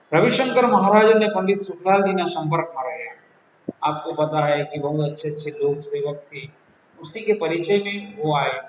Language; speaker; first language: Hindi; non-native, local second language; Gujarati